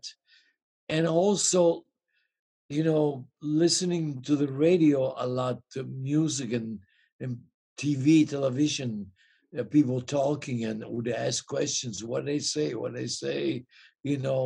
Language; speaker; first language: English; non-native, fluent; Italian